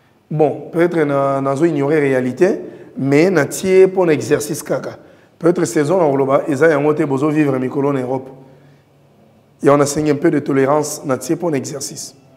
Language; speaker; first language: French; non-native, local second language; Lingala